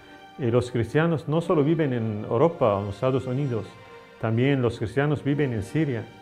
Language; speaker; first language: Spanish; non-native, learner; Arabic